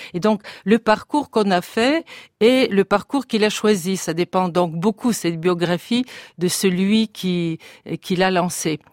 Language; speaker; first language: French; non-native, fluent; Bulgarian